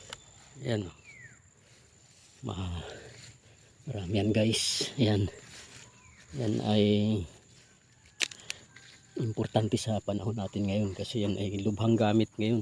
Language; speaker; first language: Filipino; native; Filipino